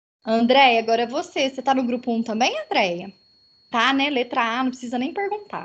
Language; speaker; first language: Portuguese; native; Portuguese